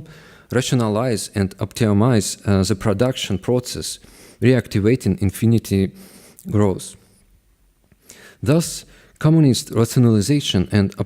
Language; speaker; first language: English; non-native, fluent; Russian